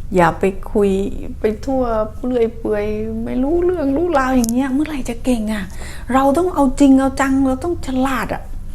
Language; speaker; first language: Thai; native; Thai